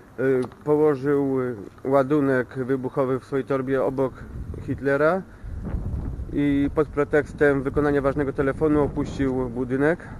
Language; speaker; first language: Polish; native; Polish